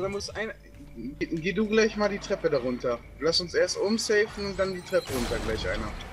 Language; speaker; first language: German; native; German